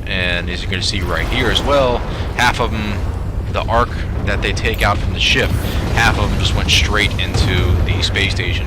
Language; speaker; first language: English; native; English